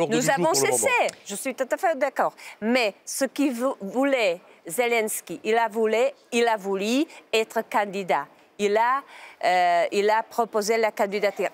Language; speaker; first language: French; non-native, learner; Czech